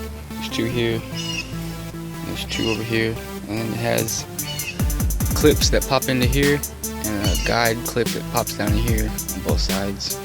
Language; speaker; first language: English; native; English